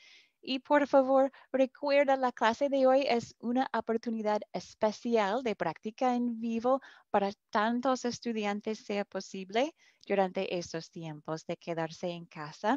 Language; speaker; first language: Spanish; non-native, fluent; English